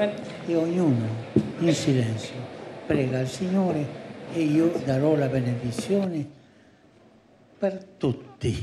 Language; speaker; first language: Italian; non-native, fluent; Spanish